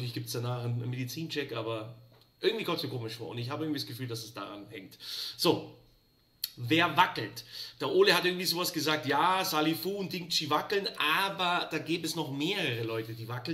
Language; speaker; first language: German; native; German